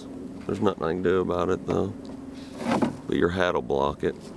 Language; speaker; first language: English; native; English